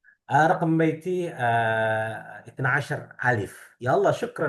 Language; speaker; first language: Arabic; non-native, fluent; Indonesian